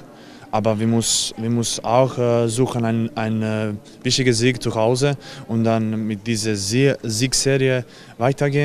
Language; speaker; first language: German; non-native, learner; Serbian